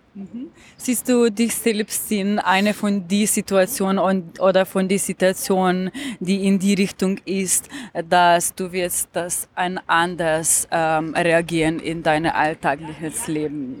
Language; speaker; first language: German; non-native, learner; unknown